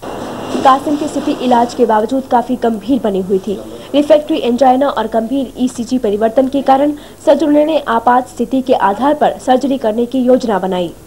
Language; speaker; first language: Hindi; native; Hindi